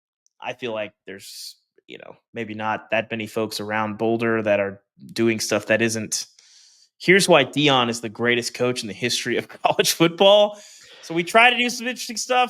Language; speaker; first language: English; native; English